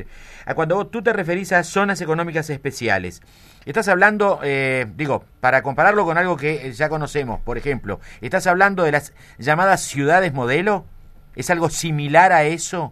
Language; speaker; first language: Spanish; native; Spanish